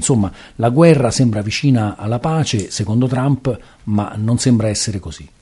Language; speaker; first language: Italian; native; Italian